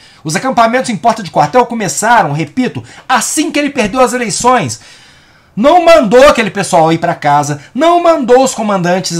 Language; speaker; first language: Portuguese; native; Portuguese